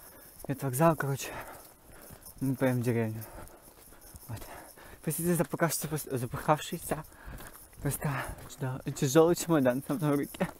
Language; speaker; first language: Russian; native; Russian